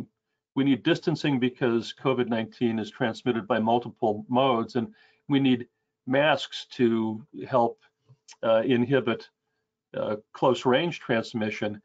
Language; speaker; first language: English; native; English